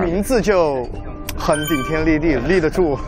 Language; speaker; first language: Chinese; native; Chinese